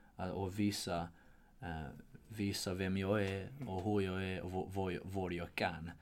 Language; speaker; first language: Swedish; non-native, fluent; Georgian